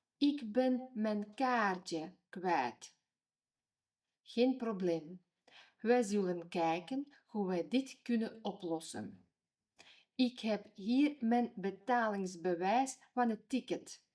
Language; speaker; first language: Dutch; non-native, fluent; Ukrainian